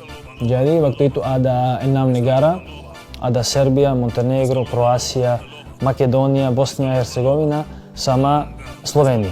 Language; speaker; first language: Indonesian; non-native, fluent; Serbian